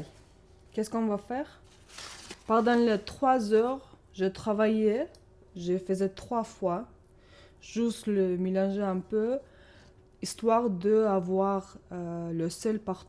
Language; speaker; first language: French; non-native, learner; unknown